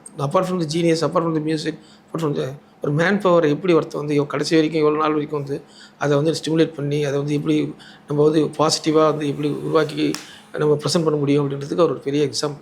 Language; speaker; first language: Tamil; native; Tamil